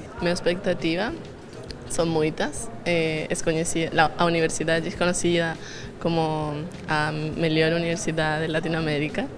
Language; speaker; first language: Portuguese; non-native, learner; Spanish